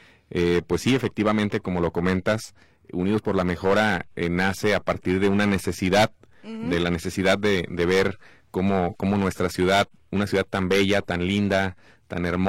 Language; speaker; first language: Spanish; native; Spanish